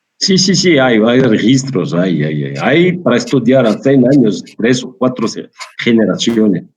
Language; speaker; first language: Spanish; non-native, fluent; Arabic